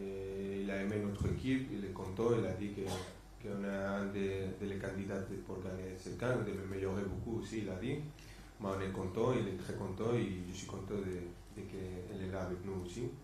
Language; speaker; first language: French; non-native, fluent; Spanish